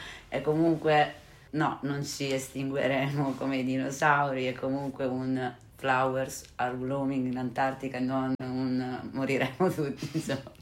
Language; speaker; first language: Italian; native; Italian